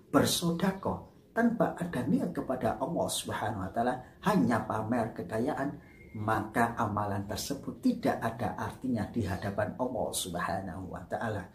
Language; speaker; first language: Indonesian; native; Indonesian